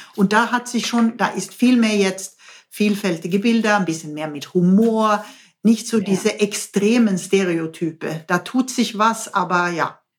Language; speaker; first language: German; non-native, fluent; Swedish